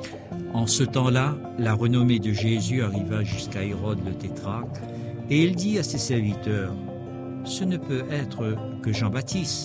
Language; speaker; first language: French; native; French